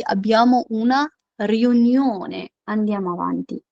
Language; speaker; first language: Italian; non-native, fluent; Urdu